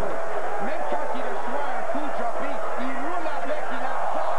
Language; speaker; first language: French; native; French